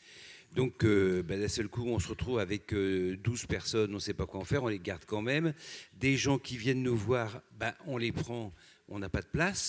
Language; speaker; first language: French; native; French